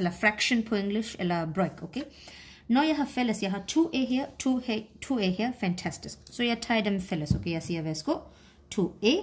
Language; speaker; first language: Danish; non-native, fluent; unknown